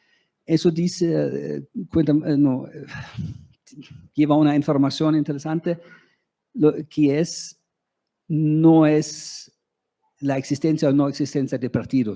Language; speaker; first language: Spanish; non-native, fluent; German